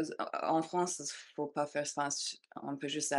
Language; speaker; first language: French; non-native, fluent; English